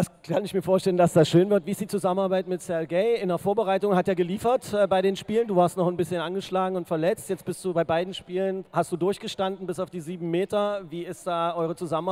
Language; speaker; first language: German; native; German